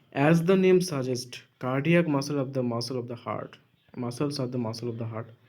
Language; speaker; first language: English; non-native, local second language; Bangla